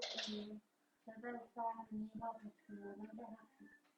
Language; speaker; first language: French; non-native, learner; Chinese